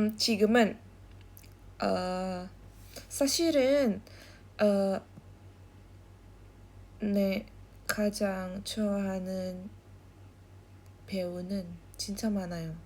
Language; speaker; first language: Korean; non-native, learner; Indonesian